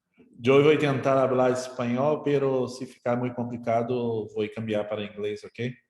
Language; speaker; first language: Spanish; non-native, learner; Portuguese